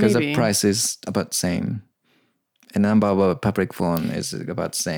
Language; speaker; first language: English; non-native, learner; Japanese